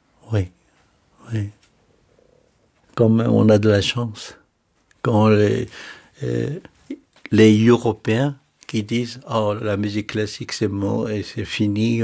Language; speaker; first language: French; non-native, fluent; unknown